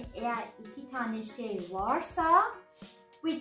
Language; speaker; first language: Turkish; non-native, learner; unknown